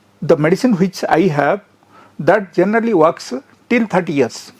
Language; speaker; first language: English; non-native, local second language; Telugu